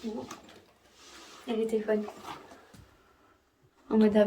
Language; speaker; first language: French; native; French